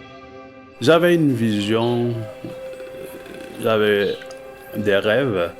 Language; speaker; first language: French; non-native, local second language; Haitian Creole